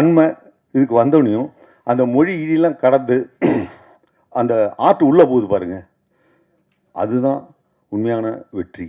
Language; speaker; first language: Tamil; native; Tamil